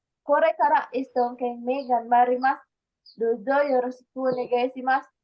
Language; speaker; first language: Japanese; non-native, learner; Indonesian